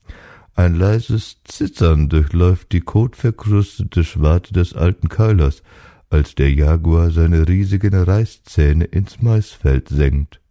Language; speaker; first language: German; native; German